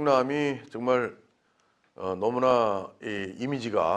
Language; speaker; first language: Korean; native; Korean